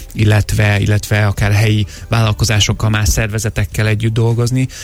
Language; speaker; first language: Hungarian; native; Hungarian